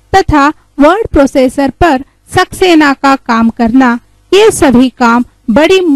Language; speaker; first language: Hindi; non-native, local second language; Kannada